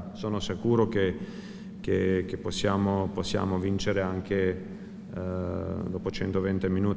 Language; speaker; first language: Italian; non-native, fluent; Croatian